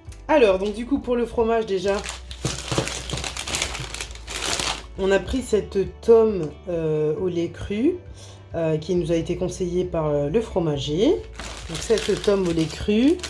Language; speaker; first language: French; native; French